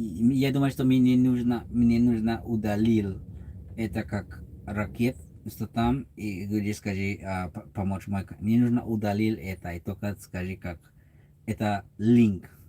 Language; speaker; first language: Russian; non-native, learner; English